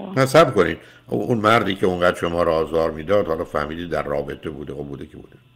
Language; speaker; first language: Persian; native; Persian